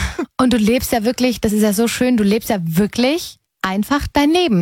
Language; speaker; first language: German; native; German